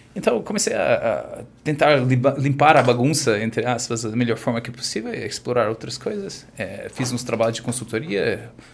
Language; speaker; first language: Portuguese; non-native, fluent; English